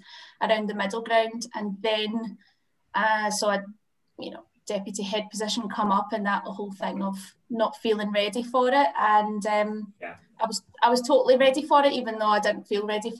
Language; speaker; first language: English; native; English